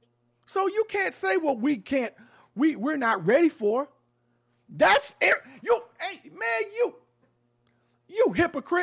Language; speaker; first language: English; native; English